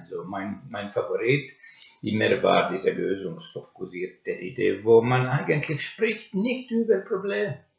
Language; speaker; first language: German; non-native, learner; Finnish